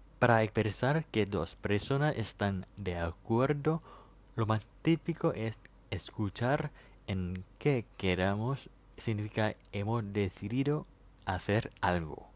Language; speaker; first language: Spanish; non-native, fluent; Thai